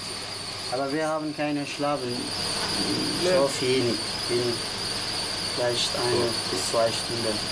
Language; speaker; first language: German; non-native, learner; Kurdish